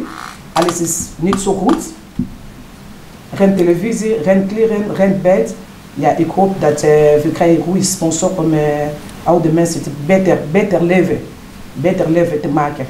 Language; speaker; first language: Dutch; non-native, learner; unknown